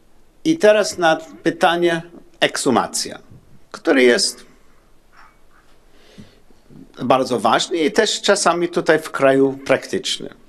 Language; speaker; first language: Polish; non-native, learner; English